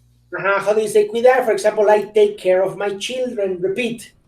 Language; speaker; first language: English; non-native, fluent; Spanish